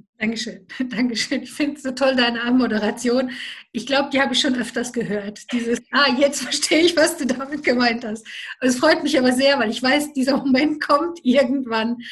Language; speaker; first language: German; native; German